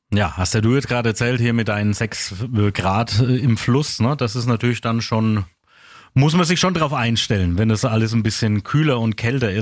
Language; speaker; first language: German; native; German